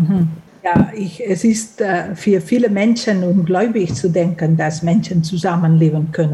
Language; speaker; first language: German; non-native, fluent; Catalan